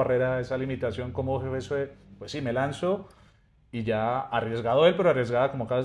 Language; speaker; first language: Spanish; native; Spanish